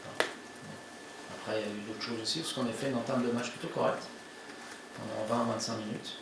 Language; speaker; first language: French; native; French